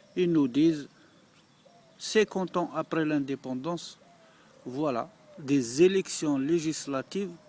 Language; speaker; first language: French; non-native, local second language; Arabic